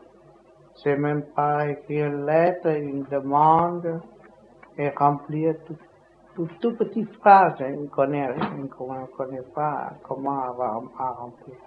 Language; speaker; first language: French; non-native, learner; Vietnamese